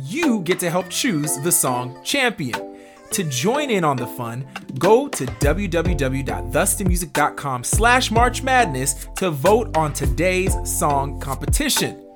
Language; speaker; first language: English; native; English